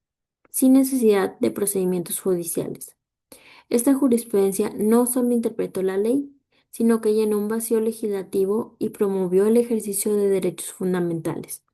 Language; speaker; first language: Spanish; native; Spanish